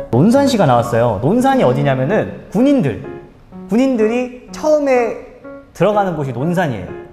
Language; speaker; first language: Korean; native; Korean